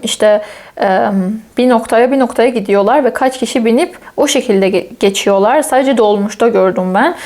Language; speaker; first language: Turkish; non-native, fluent; Persian